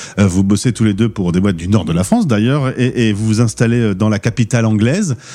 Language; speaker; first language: French; native; French